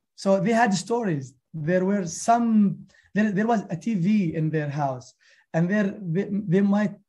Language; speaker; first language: English; non-native, fluent; Arabic